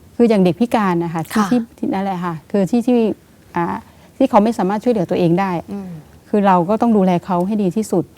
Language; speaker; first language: Thai; native; Thai